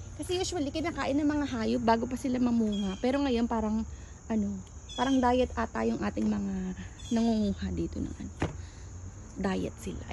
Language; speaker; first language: Filipino; native; Filipino